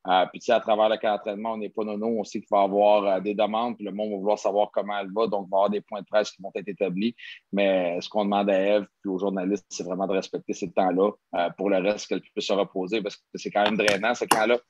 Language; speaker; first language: French; native; French